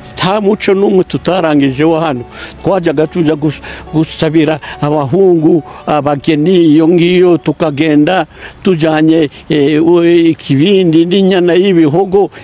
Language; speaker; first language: Kinyarwanda; non-native, local second language; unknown